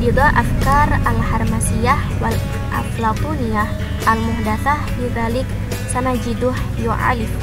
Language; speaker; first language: Arabic; non-native, learner; Indonesian